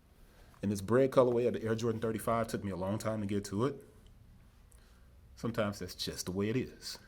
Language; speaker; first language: English; native; English